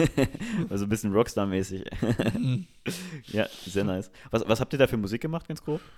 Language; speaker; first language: German; native; German